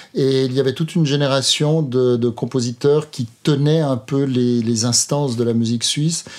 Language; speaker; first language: French; native; French